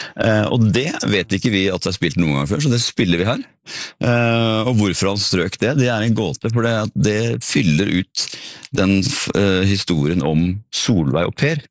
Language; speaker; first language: Norwegian; native; Norwegian